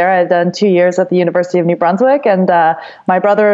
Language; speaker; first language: English; native; English